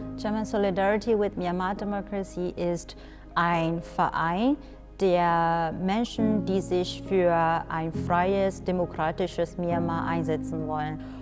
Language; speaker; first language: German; non-native, fluent; Burmese